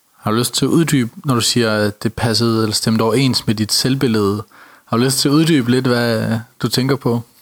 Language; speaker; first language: Danish; native; Danish